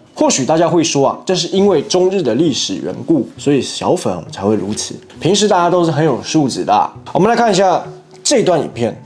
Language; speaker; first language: Chinese; native; Chinese